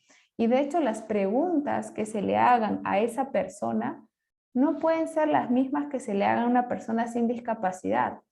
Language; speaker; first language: Spanish; native; Spanish